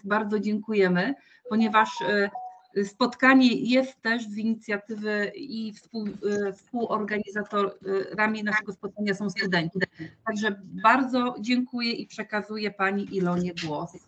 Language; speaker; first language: Polish; native; Polish